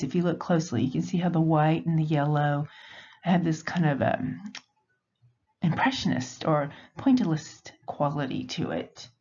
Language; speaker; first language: English; native; English